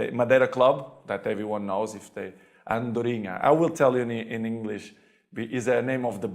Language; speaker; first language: English; non-native, fluent; Portuguese